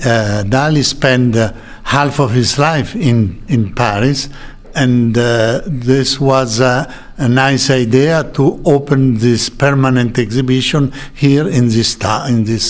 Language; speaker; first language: English; non-native, learner; Italian